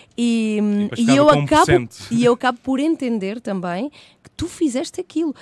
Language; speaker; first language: Portuguese; early bilingual, other home language; Spanish